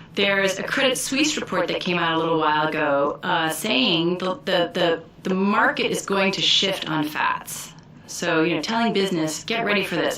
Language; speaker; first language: English; native; English